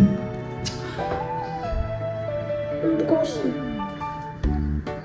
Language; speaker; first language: Chinese; non-native, learner; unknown